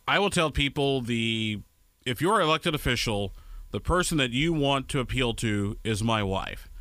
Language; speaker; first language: English; native; English